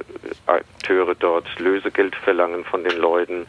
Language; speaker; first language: German; native; German